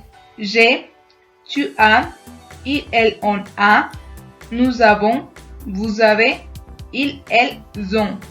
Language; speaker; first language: French; non-native, fluent; Spanish